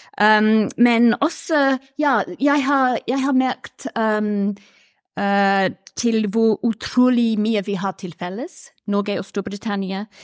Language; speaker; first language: Norwegian; non-native, learner; English